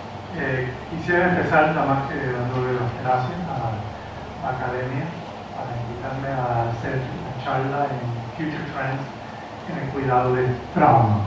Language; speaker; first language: Spanish; early bilingual, heritage; Spanish